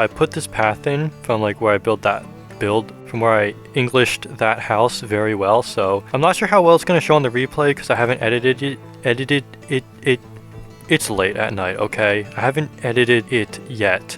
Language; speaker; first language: English; native; English